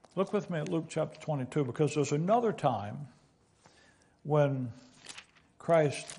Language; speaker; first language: English; native; English